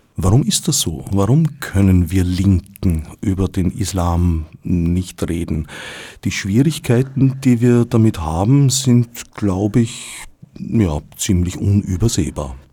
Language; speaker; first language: German; native; German